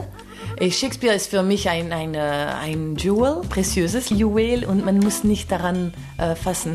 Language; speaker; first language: German; non-native, fluent; Dutch